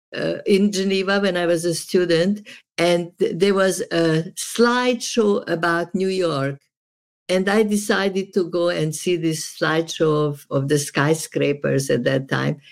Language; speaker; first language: English; non-native, fluent; Serbian